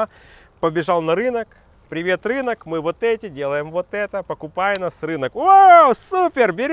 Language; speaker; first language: Russian; native; Russian